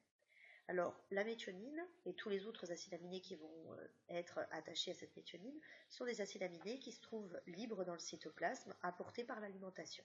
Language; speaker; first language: French; native; French